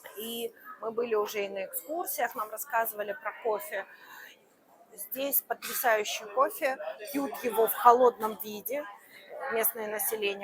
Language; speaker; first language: Russian; native; Russian